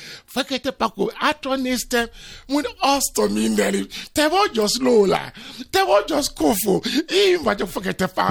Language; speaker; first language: Hungarian; non-native, fluent; Yoruba